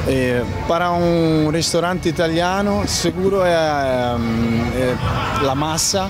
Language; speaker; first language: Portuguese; non-native, learner; Italian